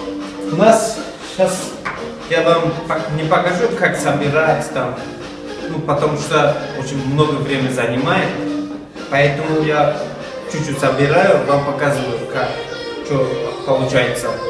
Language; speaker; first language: Russian; non-native, fluent; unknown